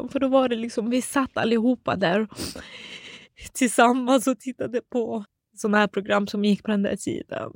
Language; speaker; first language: Swedish; native; Swedish